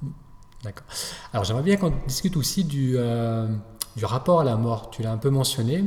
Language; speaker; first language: French; native; French